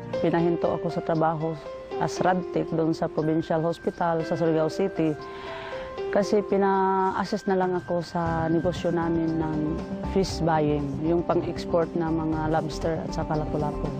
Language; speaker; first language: Filipino; non-native, local second language; Cebuano